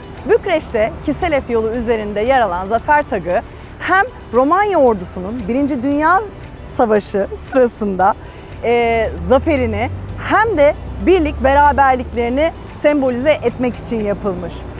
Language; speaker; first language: Turkish; native; Turkish